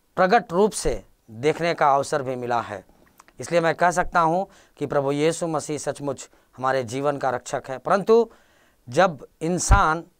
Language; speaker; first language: Hindi; native; Hindi